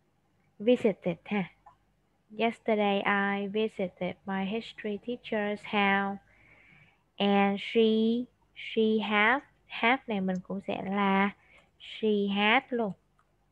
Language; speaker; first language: English; non-native, fluent; Vietnamese